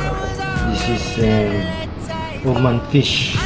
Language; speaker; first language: English; non-native, local second language; Filipino